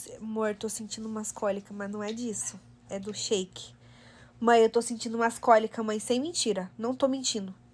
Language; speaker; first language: Portuguese; native; Portuguese